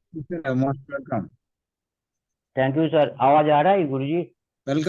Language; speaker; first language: Hindi; non-native, local second language; Bangla